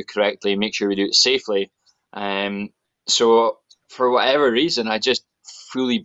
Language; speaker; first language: English; native; English